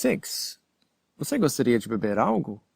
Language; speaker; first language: Portuguese; non-native, fluent; English